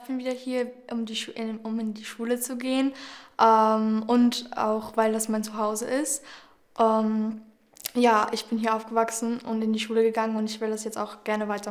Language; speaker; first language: German; early bilingual, other home language; Georgian